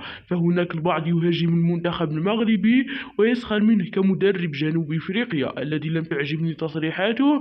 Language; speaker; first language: Arabic; native; Arabic